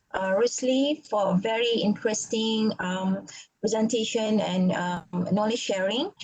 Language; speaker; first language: English; non-native, local second language; Malay